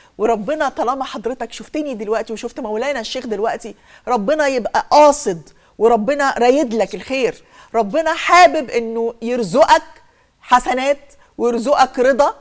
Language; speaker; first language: Egyptian Arabic; native; Egyptian Arabic